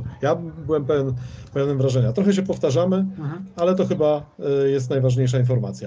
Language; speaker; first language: Polish; native; Polish